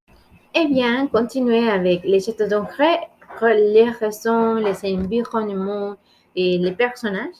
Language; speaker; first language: French; non-native, learner; Spanish